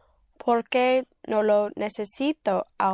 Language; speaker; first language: Spanish; non-native, learner; English